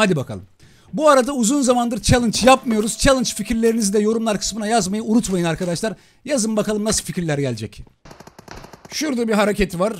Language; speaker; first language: Turkish; native; Turkish